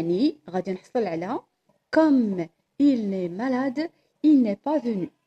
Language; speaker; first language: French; non-native, local second language; Arabic